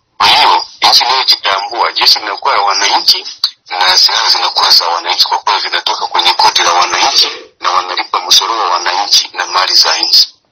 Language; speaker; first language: Swahili; non-native, local second language; Kinyarwanda